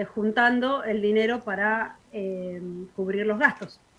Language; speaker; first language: Spanish; native; Spanish